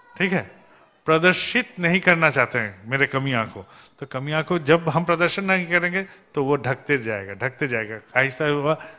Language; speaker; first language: Hindi; non-native, local second language; Bangla